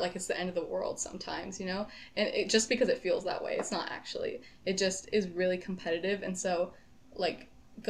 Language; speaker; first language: English; native; English